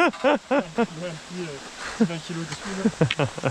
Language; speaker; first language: French; native; French